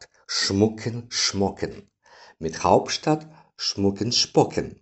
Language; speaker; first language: German; non-native, learner; Ukrainian